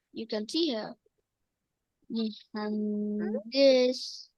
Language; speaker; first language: English; non-native, local second language; Urdu